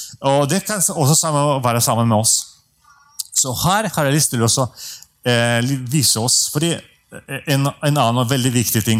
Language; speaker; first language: Norwegian; non-native, fluent; Russian